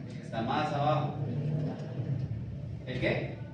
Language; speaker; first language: Spanish; native; Spanish